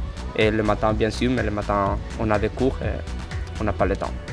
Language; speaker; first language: French; non-native, fluent; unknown